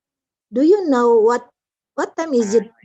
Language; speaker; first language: English; non-native, learner; Indonesian